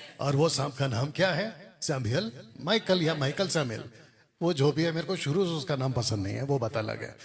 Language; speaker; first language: Hindi; non-native, local second language; Telugu